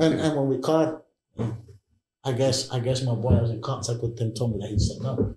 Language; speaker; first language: English; early bilingual, other home language; Spanish